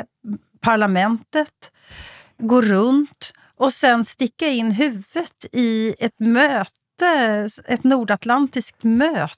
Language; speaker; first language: Swedish; native; Swedish